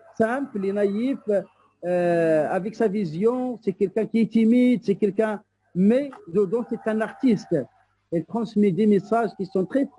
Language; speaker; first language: French; non-native, local second language; Arabic